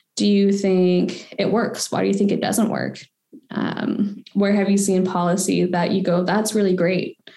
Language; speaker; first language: English; native; English